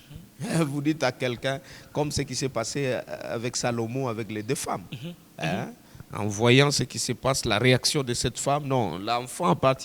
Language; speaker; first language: French; non-native, local second language; Swahili